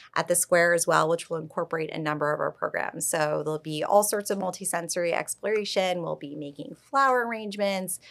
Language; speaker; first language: English; native; English